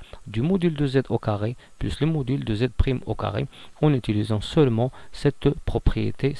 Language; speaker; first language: French; non-native, local second language; Arabic